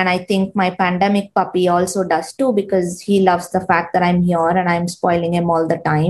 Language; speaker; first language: English; non-native, local second language; Kannada